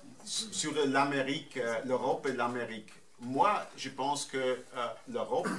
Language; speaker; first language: French; non-native, fluent; German